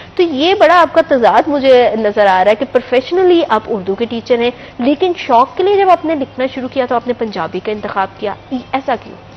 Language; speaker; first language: Urdu; non-native, local second language; Punjabi